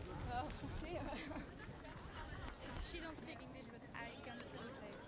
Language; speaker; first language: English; non-native, learner; French